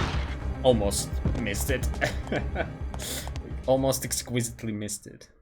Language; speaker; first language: English; non-native, fluent; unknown